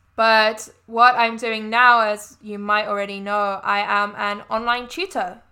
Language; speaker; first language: English; native; English